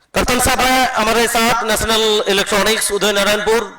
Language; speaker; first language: Hindi; non-native, local second language; Bangla